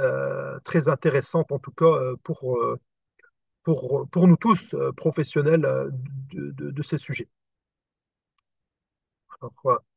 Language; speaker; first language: French; native; French